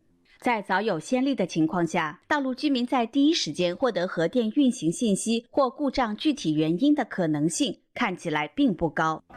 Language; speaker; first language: Chinese; native; Chinese